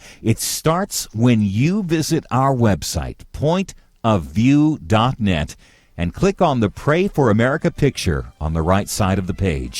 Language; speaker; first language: English; native; English